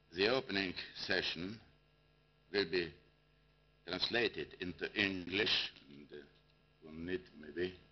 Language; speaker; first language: English; non-native, fluent; Slovenian